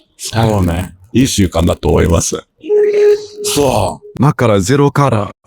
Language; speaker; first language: Japanese; non-native, learner; English